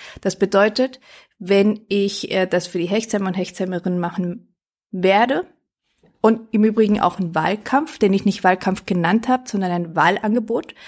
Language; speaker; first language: German; early bilingual, other home language; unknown